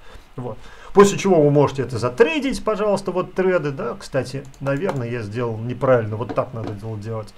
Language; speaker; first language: Russian; native; Russian